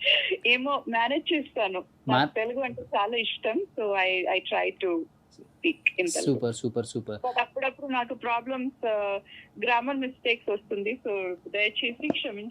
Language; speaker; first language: Telugu; non-native, local second language; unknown